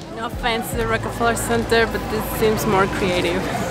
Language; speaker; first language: English; non-native, fluent; Spanish